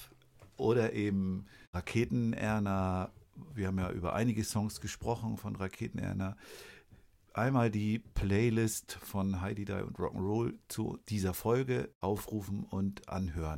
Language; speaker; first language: German; native; German